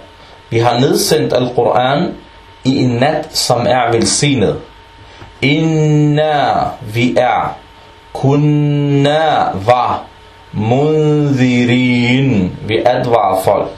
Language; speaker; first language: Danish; early bilingual, other home language; Arabic